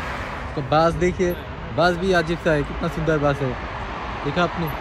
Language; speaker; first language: Hindi; non-native, learner; Bangla